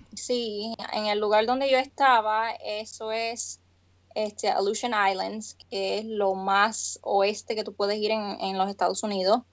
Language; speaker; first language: Spanish; native; Spanish